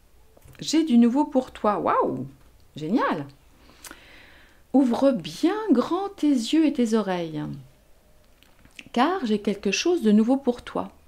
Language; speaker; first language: French; native; French